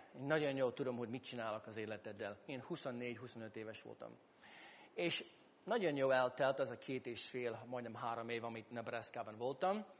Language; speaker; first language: Hungarian; non-native, fluent; English